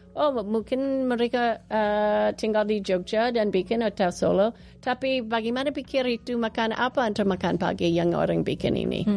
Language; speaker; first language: Indonesian; non-native, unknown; English